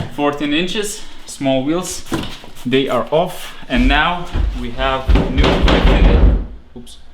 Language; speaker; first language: English; non-native, fluent; Lithuanian